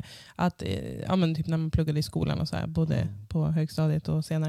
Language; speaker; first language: Swedish; native; Swedish